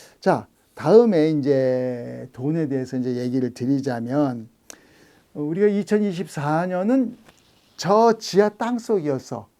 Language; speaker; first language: Korean; native; Korean